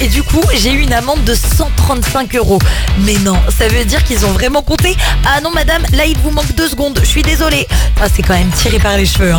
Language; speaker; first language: French; native; French